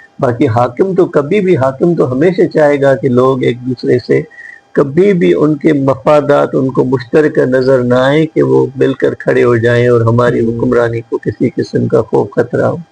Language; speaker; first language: Urdu; non-native, local second language; Sindhi